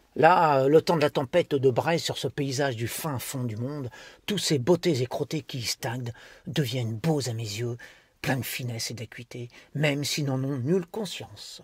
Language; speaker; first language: French; native; French